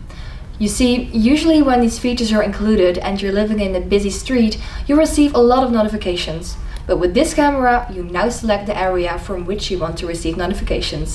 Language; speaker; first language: English; non-native, fluent; Dutch